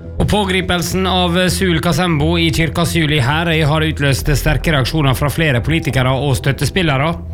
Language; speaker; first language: Norwegian; native; Norwegian